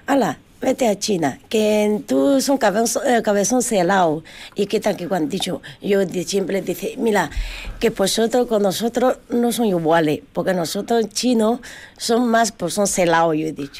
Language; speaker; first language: Spanish; non-native, learner; Chinese